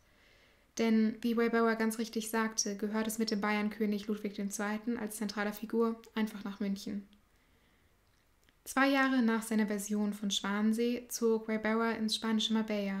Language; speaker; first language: German; native; German